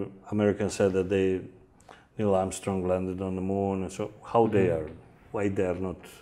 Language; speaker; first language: English; non-native, learner; Macedonian